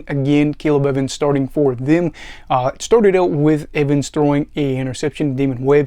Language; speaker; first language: English; native; English